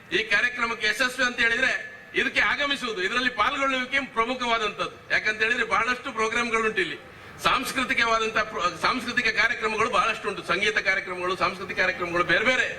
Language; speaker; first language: Kannada; native; Kannada